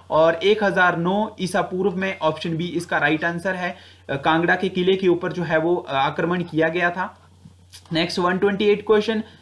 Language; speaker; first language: Hindi; native; Hindi